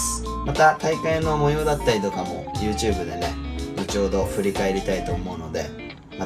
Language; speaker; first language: Japanese; native; Japanese